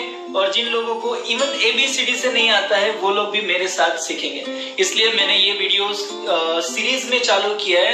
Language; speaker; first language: Hindi; non-native, local second language; Gujarati